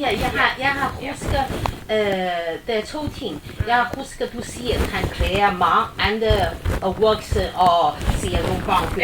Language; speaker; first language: Danish; non-native, learner; Chinese